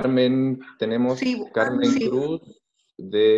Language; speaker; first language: Spanish; native; Spanish